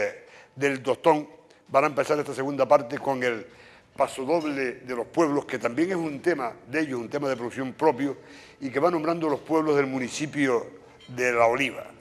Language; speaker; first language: Spanish; native; Spanish